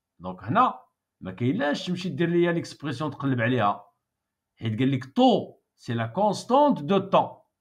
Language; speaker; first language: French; non-native, local second language; Arabic